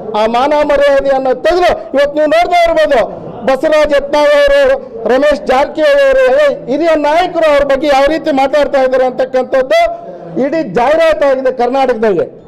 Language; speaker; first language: Kannada; native; Kannada